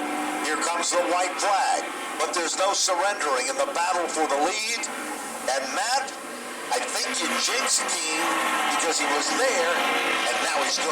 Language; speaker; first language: English; native; English